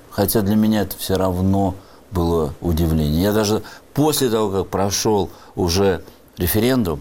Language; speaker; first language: Russian; native; Russian